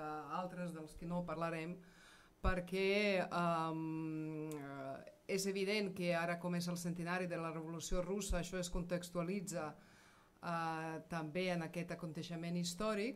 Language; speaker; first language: Catalan; non-native, fluent; Serbian